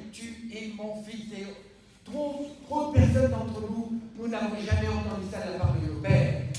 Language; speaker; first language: French; native; French